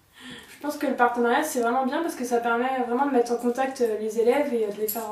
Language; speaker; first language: French; native; French